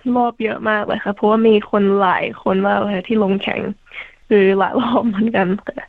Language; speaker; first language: Thai; early bilingual, heritage; Thai